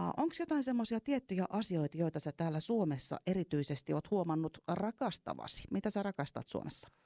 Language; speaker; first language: Finnish; native; Finnish